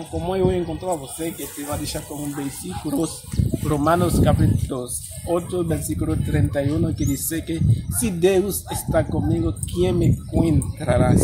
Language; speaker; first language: Portuguese; non-native, learner; Haitian Creole